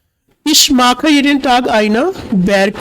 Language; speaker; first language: German; non-native, fluent; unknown